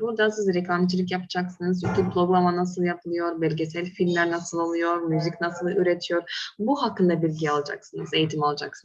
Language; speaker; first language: Turkish; non-native, fluent; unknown